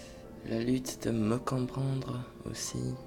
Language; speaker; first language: French; non-native, fluent; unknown